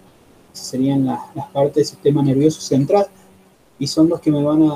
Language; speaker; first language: Spanish; native; Spanish